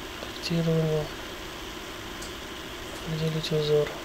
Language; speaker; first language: Russian; native; Russian